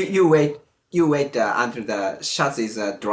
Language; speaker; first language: English; non-native, learner; Japanese